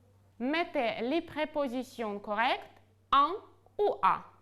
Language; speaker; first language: French; non-native, fluent; Ukrainian